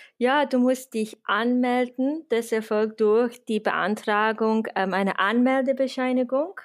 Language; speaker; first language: German; non-native, fluent; English